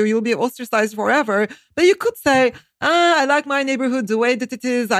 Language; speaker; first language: English; non-native, fluent; Turkish